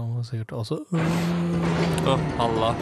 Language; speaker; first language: Norwegian; native; Norwegian